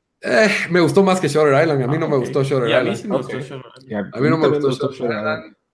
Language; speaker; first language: Spanish; native; Spanish